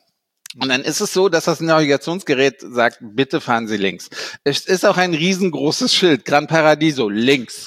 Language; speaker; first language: German; native; German